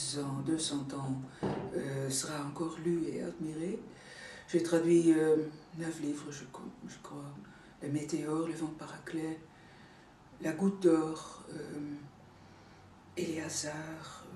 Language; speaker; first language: French; non-native, fluent; Dutch